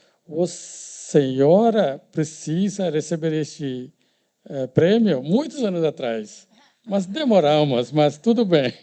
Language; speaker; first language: Portuguese; non-native, learner; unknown